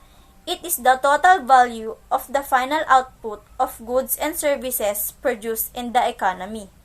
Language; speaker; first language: English; non-native, local second language; Filipino